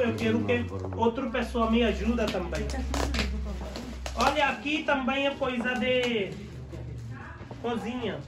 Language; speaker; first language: Portuguese; non-native, learner; Hindi